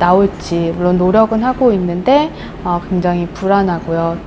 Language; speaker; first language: Korean; native; Korean